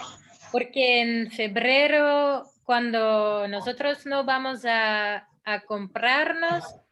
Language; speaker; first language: Spanish; non-native, fluent; Dutch